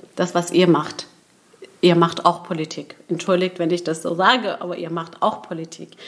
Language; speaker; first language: German; early bilingual, other home language; Persian